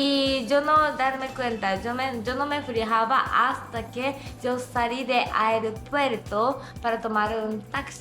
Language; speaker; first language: Spanish; non-native, learner; Japanese